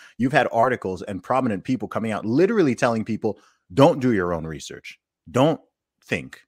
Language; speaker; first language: English; native; English